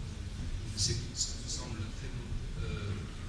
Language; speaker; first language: French; native; French